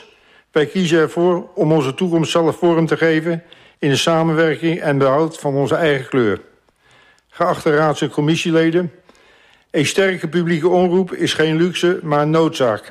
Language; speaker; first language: Dutch; native; Dutch